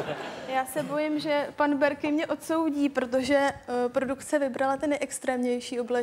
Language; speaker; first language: Czech; native; Czech